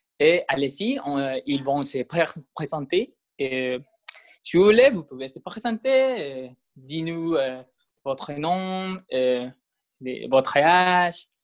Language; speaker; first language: French; non-native, learner; Spanish